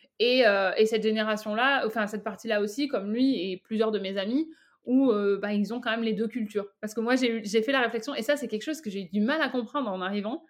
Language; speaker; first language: French; native; French